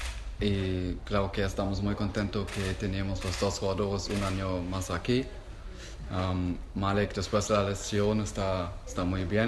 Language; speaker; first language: Spanish; non-native, fluent; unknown